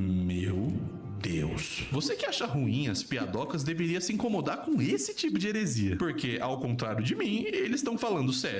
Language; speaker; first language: Portuguese; native; Portuguese